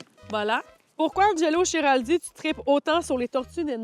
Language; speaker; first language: French; native; French